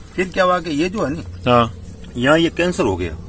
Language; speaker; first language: Hindi; native; Hindi